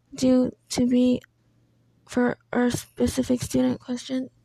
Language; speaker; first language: English; early bilingual, other home language; Spanish